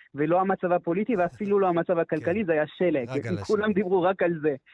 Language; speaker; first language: Hebrew; non-native, fluent; French